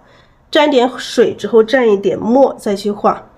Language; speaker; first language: Chinese; native; Chinese